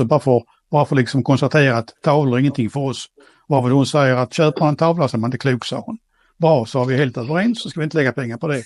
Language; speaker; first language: Swedish; native; Swedish